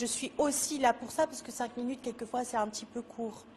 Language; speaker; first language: French; native; French